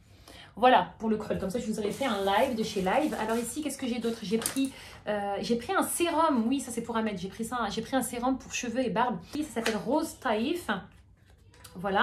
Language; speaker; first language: French; native; French